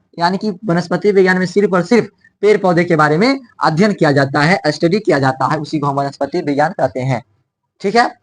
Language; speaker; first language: Hindi; native; Hindi